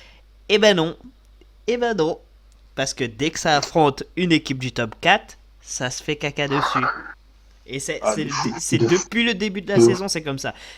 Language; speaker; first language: French; native; French